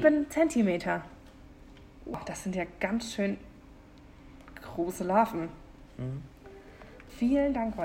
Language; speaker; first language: German; native; German